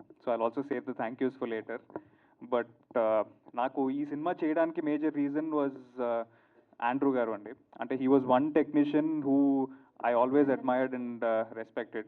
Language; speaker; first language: Telugu; native; Telugu